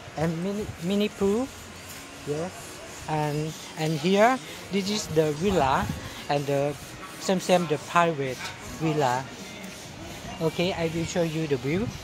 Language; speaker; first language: English; non-native, learner; Thai